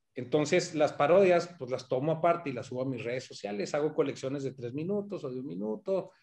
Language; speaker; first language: Spanish; native; Spanish